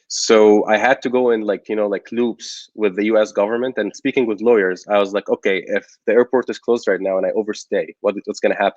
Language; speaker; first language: English; non-native, local second language; Arabic